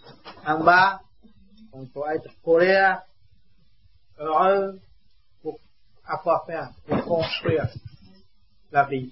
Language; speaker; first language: French; non-native, learner; Vietnamese